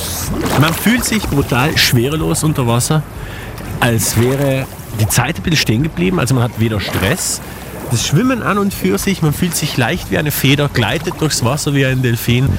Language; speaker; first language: German; native; German